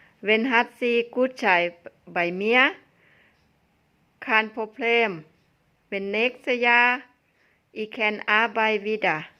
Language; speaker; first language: German; non-native, learner; Thai